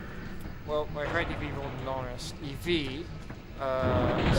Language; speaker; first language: Welsh; non-native, local second language; English